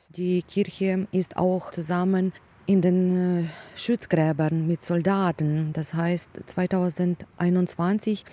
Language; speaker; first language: German; non-native, fluent; Ukrainian